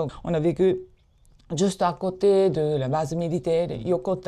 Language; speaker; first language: French; non-native, fluent; Japanese